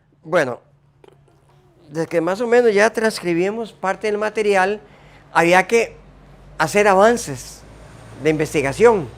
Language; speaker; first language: Spanish; native; Spanish